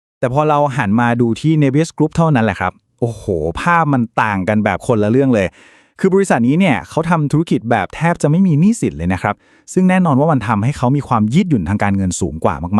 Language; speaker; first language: Thai; native; Thai